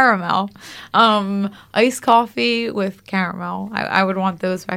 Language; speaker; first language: English; native; English